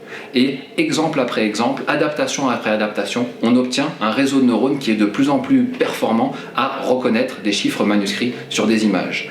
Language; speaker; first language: French; native; French